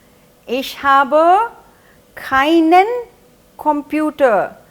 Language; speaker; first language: German; non-native, fluent; Hindi